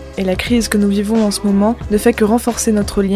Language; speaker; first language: French; native; French